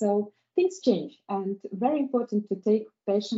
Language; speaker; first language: English; non-native, fluent; Russian